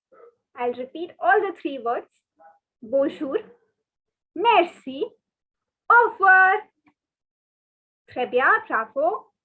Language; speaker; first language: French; non-native, fluent; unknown